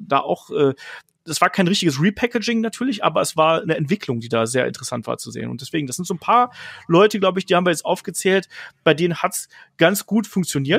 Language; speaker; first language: German; native; German